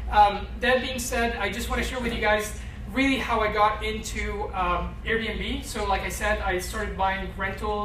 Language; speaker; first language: English; native; English